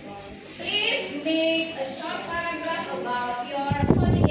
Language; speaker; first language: English; non-native, fluent; Indonesian